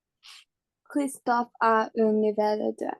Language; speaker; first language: French; non-native, fluent; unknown